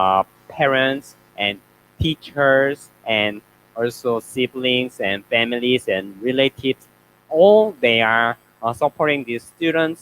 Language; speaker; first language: English; non-native, learner; Korean